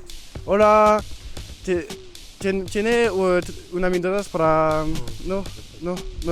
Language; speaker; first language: Spanish; non-native, learner; French